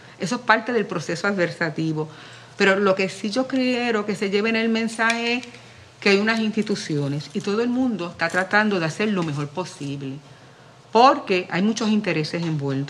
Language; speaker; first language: Spanish; native; Spanish